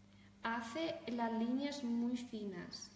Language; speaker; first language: Spanish; non-native, fluent; Russian